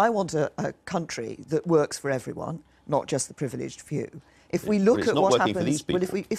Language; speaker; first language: English; native; English